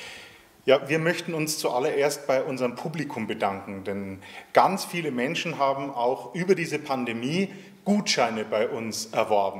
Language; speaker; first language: German; native; German